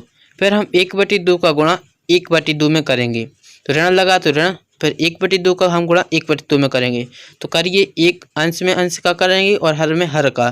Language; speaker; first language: Hindi; native; Hindi